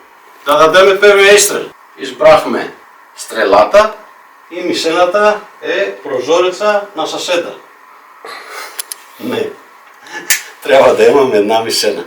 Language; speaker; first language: Bulgarian; non-native, fluent; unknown